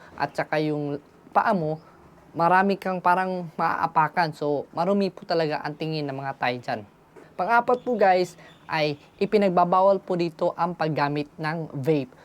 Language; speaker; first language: Filipino; non-native, local second language; Cebuano